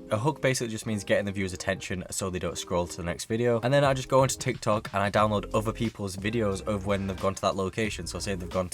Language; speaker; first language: English; native; English